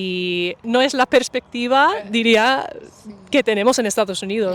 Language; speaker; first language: Spanish; non-native, fluent; English